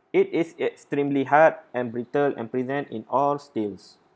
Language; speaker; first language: English; non-native, local second language; Malay